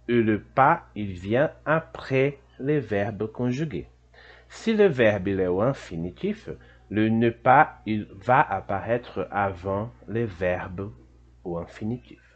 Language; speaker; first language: French; non-native, fluent; Portuguese